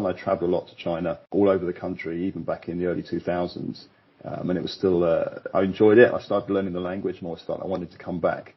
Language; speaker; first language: English; native; English